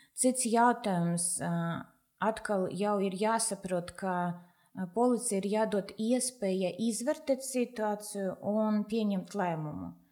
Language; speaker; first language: Latvian; non-native, local second language; Russian